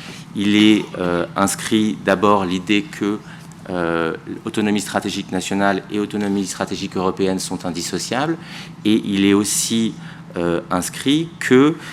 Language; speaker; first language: French; native; French